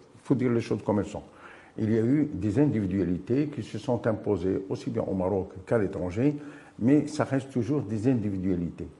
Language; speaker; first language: French; non-native, local second language; Arabic